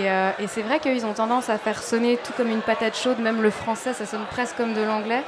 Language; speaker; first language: French; native; French